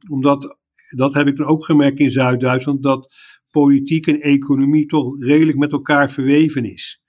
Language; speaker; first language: Dutch; native; Dutch